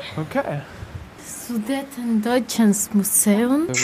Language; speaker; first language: German; non-native, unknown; Spanish